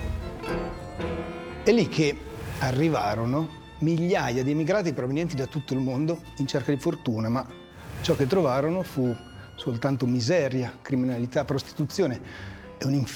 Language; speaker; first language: Italian; native; Italian